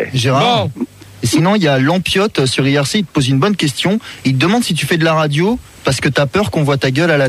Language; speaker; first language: French; native; French